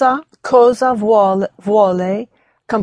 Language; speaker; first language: Italian; non-native, learner; English